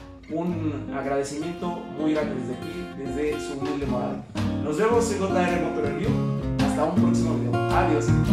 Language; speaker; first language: Spanish; native; Spanish